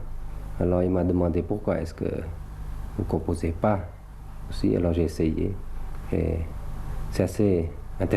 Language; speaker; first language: French; early bilingual, other home language; Thai